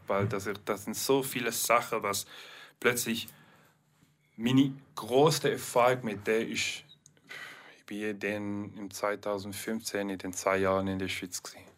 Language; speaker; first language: German; non-native, learner; English